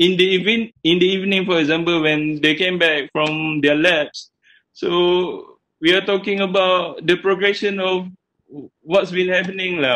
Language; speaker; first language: English; non-native, local second language; Malay